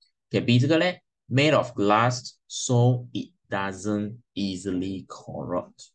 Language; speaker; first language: English; non-native, local second language; Chinese